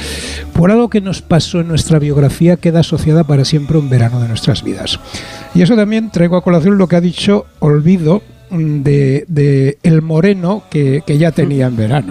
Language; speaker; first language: Spanish; native; Spanish